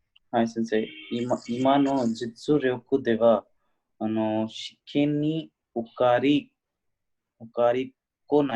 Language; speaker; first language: Japanese; non-native, learner; Hindi